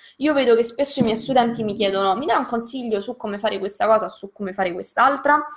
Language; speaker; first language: Italian; native; Italian